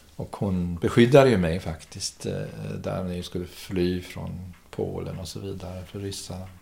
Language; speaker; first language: Swedish; early bilingual, other home language; German